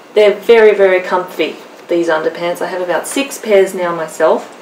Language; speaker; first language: English; native; English